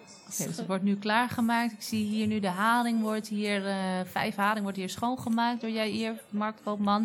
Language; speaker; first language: Dutch; native; Dutch